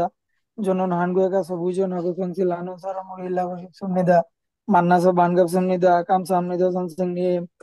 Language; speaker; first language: Korean; non-native, learner; Bangla